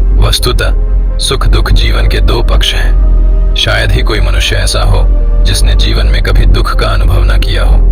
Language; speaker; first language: Hindi; native; Hindi